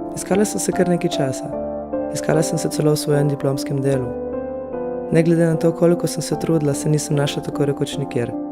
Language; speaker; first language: Slovenian; early bilingual, other home language; Russian